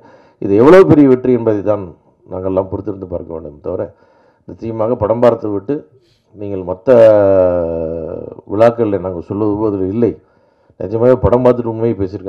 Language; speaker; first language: Tamil; native; Tamil